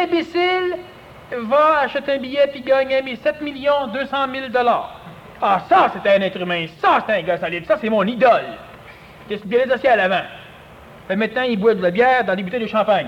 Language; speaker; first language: French; native; French